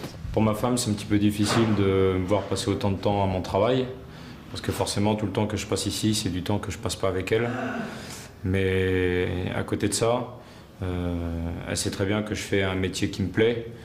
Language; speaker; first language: French; native; French